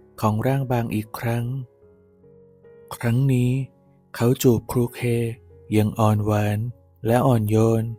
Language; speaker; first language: Thai; native; Thai